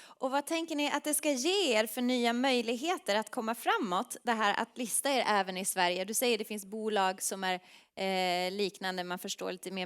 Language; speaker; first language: Swedish; native; Swedish